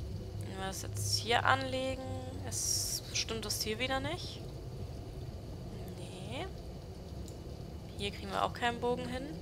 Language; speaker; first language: German; native; German